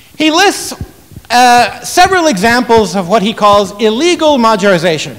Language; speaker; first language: English; native; English